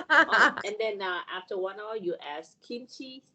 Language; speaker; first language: English; non-native, learner; Vietnamese